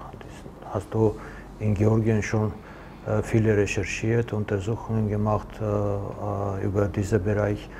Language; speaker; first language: German; non-native, learner; Georgian